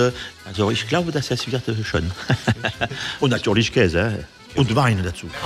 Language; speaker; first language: German; non-native, learner; French